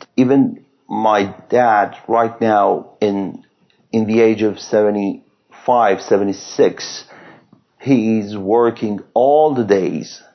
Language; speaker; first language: English; non-native, fluent; Persian